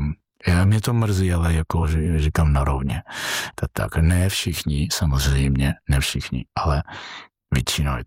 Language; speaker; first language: Czech; non-native, fluent; Georgian